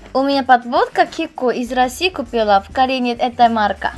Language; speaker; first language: Russian; non-native, learner; Korean